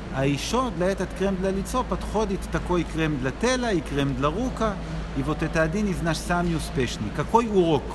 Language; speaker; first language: Russian; non-native, learner; Hebrew